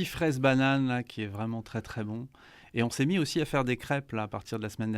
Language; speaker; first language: French; native; French